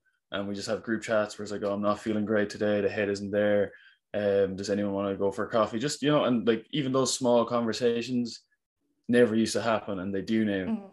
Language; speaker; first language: English; native; English